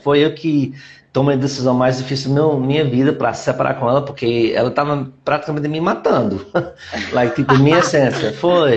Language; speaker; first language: Portuguese; non-native, fluent; English